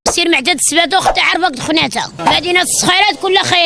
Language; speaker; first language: Arabic; native; Arabic